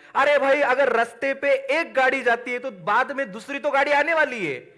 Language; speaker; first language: Hindi; non-native, local second language; Marathi